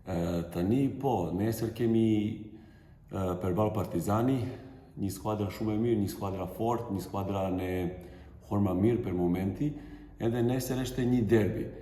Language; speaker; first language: Albanian; non-native, learner; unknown